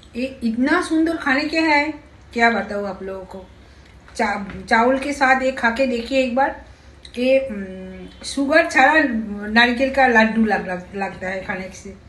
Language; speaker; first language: Hindi; non-native, local second language; Bangla